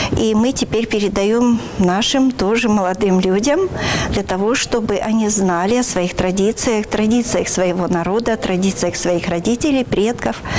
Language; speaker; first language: Russian; native; Russian